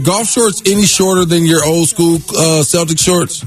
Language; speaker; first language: English; native; English